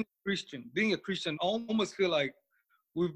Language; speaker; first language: English; non-native, local second language; Kinyarwanda